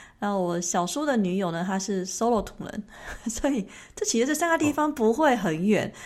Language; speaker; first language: Chinese; native; Chinese